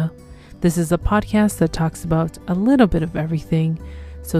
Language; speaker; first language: English; early bilingual, other home language; Spanish